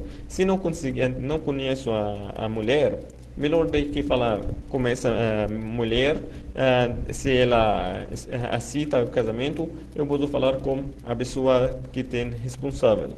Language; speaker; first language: Portuguese; non-native, fluent; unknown